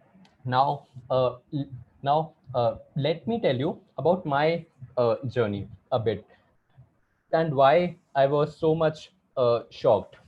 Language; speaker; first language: English; non-native, local second language; Hindi